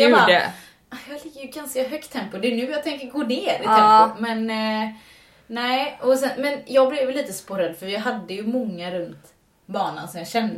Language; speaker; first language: Swedish; native; Swedish